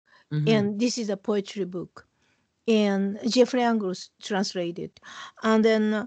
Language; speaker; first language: English; non-native, fluent; Japanese